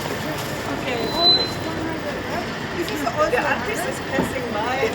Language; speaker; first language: English; non-native, fluent; Indonesian